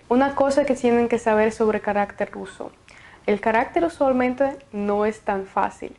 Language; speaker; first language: Spanish; non-native, fluent; Russian